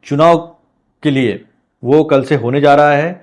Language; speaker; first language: Hindi; non-native, local second language; Marathi